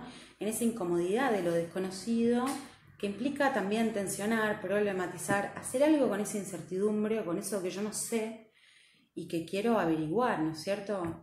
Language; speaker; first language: Spanish; native; Spanish